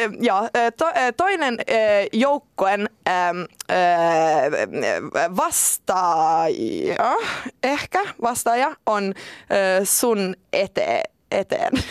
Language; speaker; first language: Finnish; non-native, learner; Swedish